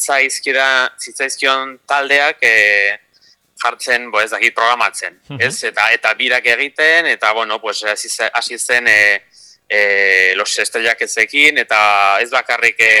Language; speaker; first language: Basque; non-native, local second language; Spanish